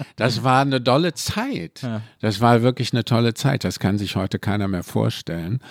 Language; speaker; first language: German; native; German